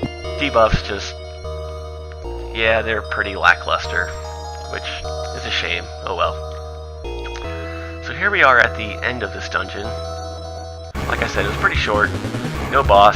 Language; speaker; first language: English; native; English